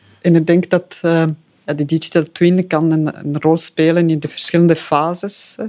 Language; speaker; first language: Dutch; non-native, fluent; Italian